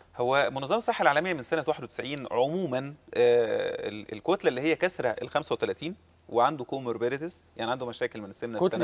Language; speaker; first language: Arabic; native; Arabic